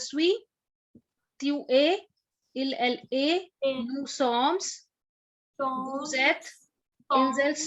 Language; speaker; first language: French; non-native, fluent; Hindi